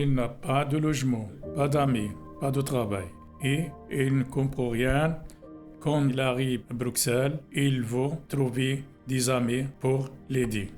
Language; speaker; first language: French; non-native, learner; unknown